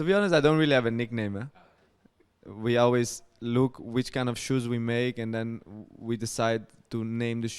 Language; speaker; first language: English; non-native, fluent; Dutch